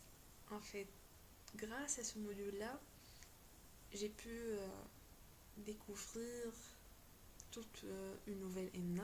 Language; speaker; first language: French; non-native, local second language; Arabic